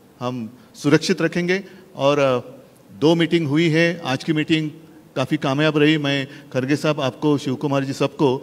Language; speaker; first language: Hindi; non-native, local second language; Marathi